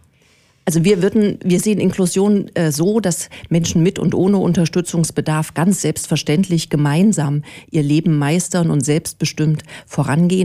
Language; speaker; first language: German; native; German